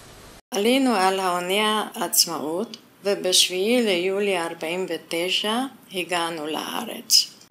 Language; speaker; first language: Hebrew; non-native, fluent; Hungarian